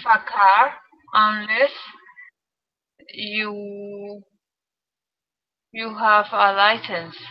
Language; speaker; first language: English; non-native, learner; Spanish